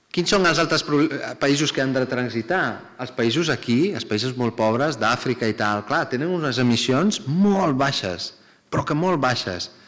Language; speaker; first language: Catalan; non-native, fluent; Italian